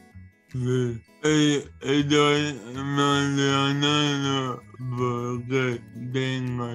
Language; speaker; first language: Spanish; non-native, learner; English